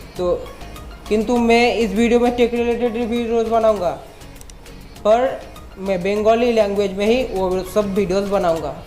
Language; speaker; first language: Hindi; non-native, local second language; Bangla